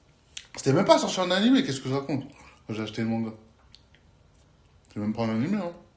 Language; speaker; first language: French; native; French